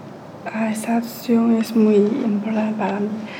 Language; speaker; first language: Spanish; non-native, learner; Chinese